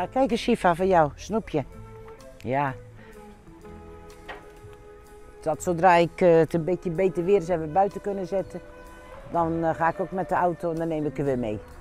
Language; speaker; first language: Dutch; native; Dutch